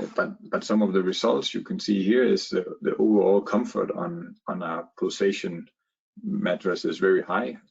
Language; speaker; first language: English; non-native, fluent; Danish